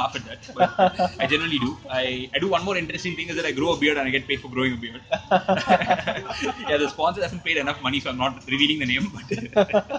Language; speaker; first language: English; non-native, local second language; Tamil